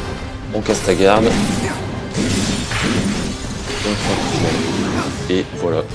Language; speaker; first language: French; native; French